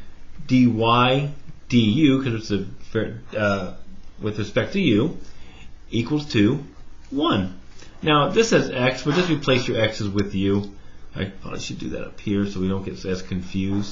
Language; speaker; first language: English; native; English